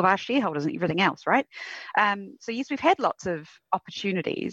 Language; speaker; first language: English; native; English